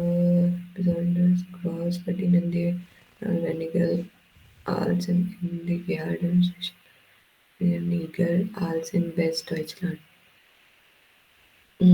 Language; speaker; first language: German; non-native, learner; Hindi